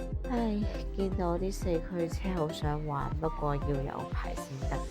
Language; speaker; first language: Cantonese; native; Cantonese